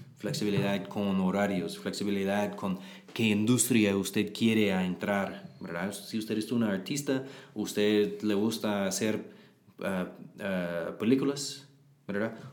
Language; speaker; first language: Spanish; non-native, learner; English